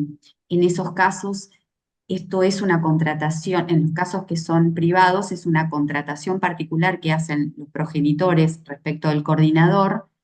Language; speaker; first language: Spanish; native; Spanish